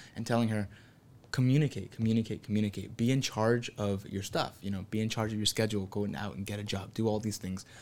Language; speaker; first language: English; native; English